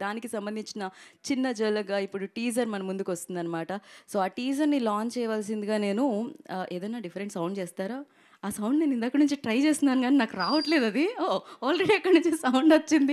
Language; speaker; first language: Telugu; native; Telugu